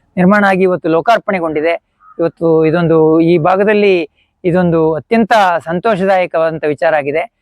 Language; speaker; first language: Kannada; native; Kannada